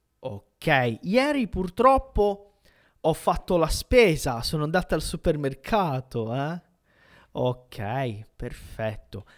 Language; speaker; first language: Italian; non-native, fluent; Portuguese